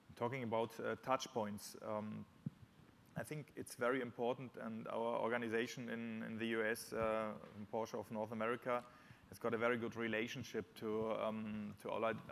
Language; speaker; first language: English; non-native, fluent; German